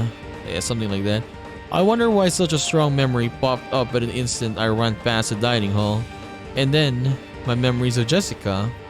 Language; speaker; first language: English; native; English